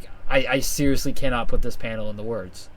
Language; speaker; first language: English; native; English